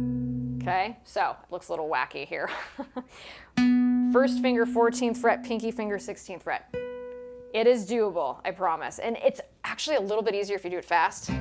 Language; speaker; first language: English; native; English